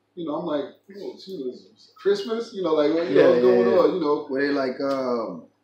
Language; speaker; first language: English; native; English